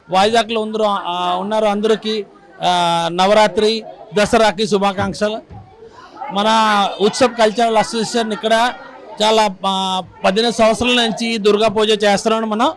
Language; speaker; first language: Telugu; non-native, fluent; Bangla